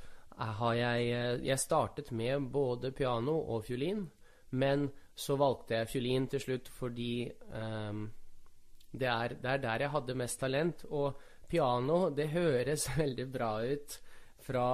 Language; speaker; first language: Norwegian; early bilingual, other home language; Russian